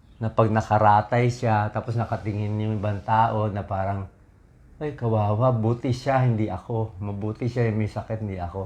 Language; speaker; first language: Filipino; native; Filipino